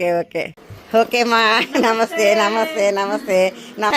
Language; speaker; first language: Hindi; non-native, learner; Telugu